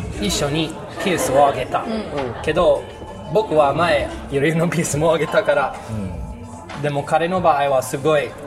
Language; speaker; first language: Japanese; non-native, learner; English